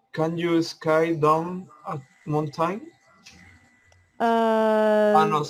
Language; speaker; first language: English; non-native, learner; Spanish